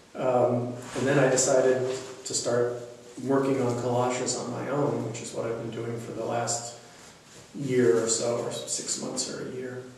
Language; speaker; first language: English; native; English